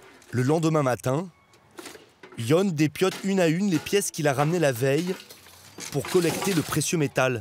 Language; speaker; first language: French; native; French